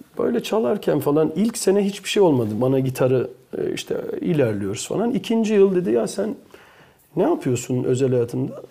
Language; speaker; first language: Turkish; early bilingual, heritage; Turkish